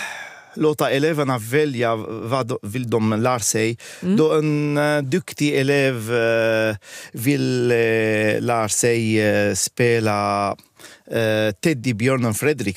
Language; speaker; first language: Swedish; non-native, fluent; Arabic